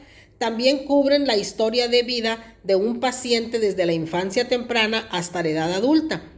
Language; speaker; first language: Spanish; native; Spanish